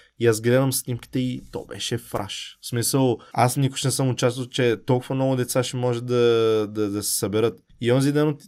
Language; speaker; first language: Bulgarian; early bilingual, heritage; Bulgarian